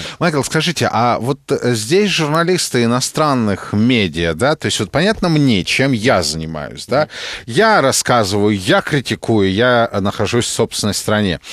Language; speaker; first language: Russian; native; Russian